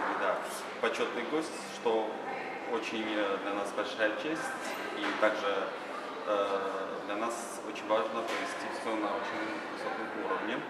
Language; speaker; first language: Russian; non-native, fluent; Armenian